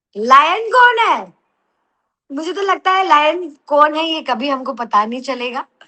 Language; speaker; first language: Hindi; non-native, local second language; Telugu